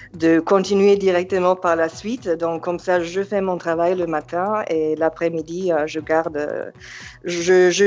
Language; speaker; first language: French; non-native, fluent; German